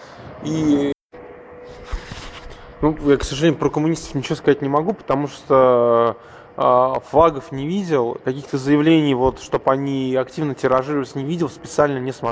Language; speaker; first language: Russian; native; Russian